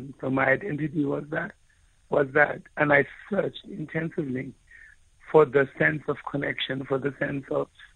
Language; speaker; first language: English; non-native, local second language; Afrikaans